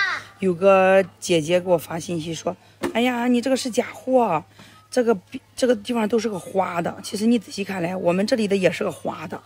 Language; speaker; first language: Chinese; native; Chinese